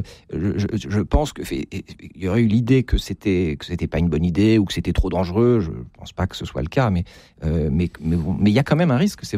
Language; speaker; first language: French; native; French